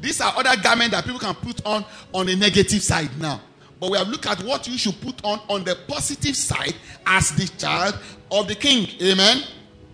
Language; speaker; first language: English; non-native, local second language; Yoruba